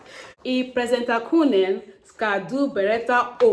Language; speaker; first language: Swedish; non-native, learner; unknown